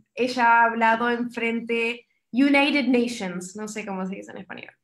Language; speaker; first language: Spanish; early bilingual, heritage; Spanish